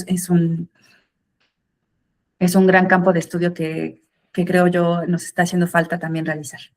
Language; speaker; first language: Spanish; native; Spanish